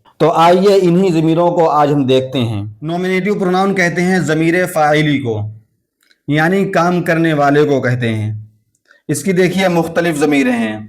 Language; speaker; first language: Urdu; native; Urdu